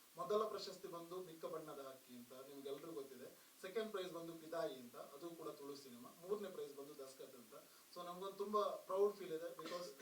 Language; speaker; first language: Kannada; non-native, local second language; Tulu